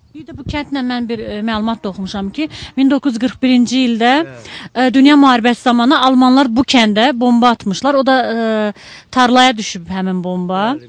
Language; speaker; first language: Azerbaijani; native; Azerbaijani